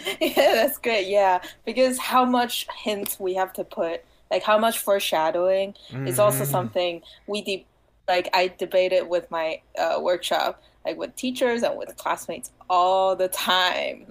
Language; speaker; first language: English; non-native, fluent; Chinese